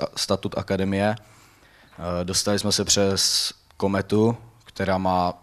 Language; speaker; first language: Czech; native; Czech